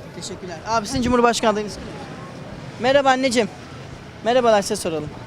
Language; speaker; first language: Turkish; native; Turkish